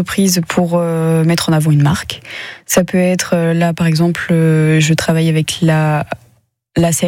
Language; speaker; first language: French; native; French